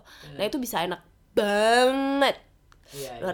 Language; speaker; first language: Indonesian; native; Indonesian